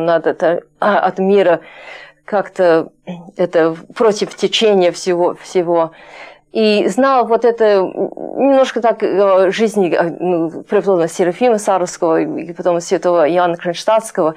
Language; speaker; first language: Russian; non-native, fluent; English